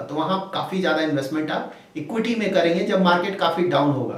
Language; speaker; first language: Hindi; native; Hindi